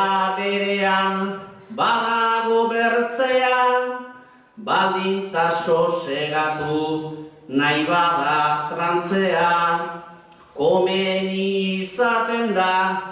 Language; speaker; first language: Basque; native; Basque